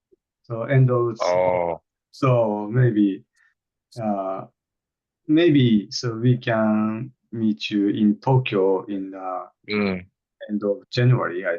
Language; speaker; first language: English; non-native, fluent; Japanese